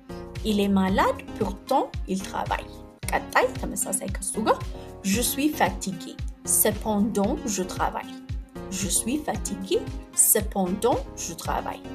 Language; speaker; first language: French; non-native, fluent; Amharic